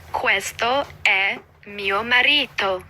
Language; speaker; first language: Italian; non-native, learner; English